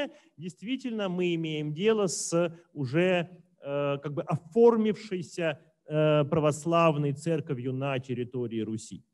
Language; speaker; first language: Russian; native; Russian